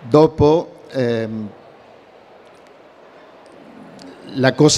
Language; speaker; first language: Italian; non-native, learner; Spanish